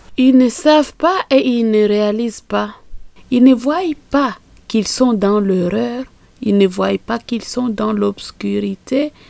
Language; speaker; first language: French; non-native, local second language; Swahili